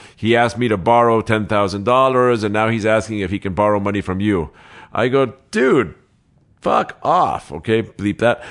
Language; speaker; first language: English; early bilingual, other home language; Spanish